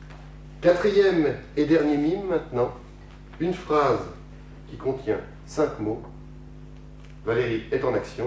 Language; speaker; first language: French; native; French